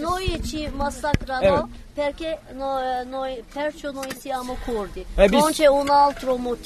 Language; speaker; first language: Italian; non-native, learner; Kurdish